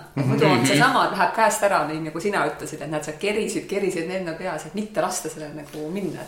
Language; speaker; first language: Estonian; native; Estonian